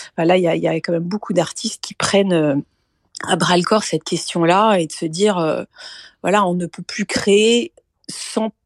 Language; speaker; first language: French; native; French